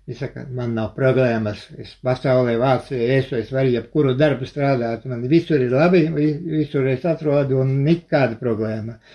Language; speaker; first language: Latvian; native; Latvian